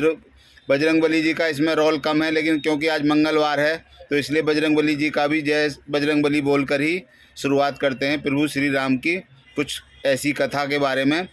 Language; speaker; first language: Hindi; native; Hindi